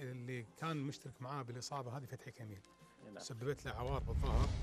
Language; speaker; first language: Arabic; native; Arabic